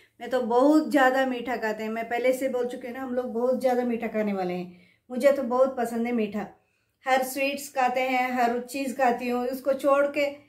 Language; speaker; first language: Hindi; non-native, local second language; Kannada